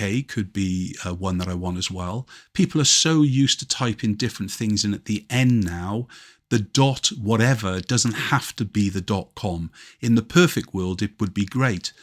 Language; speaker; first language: English; native; English